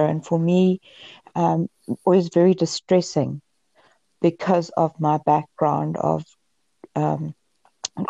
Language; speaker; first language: English; native; English